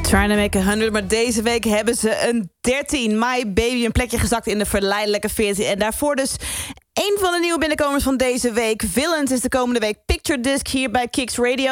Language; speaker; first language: Dutch; native; Dutch